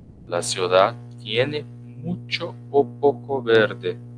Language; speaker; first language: Spanish; non-native, fluent; Portuguese